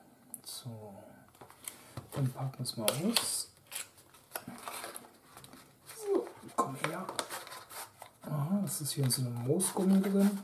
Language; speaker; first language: German; native; German